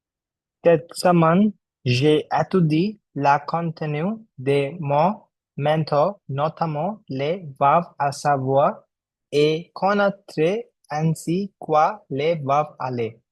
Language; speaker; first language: French; non-native, learner; Bangla